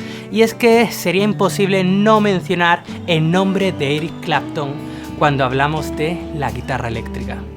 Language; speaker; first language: Spanish; native; Spanish